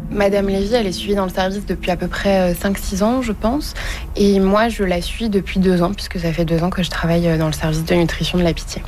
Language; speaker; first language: French; native; French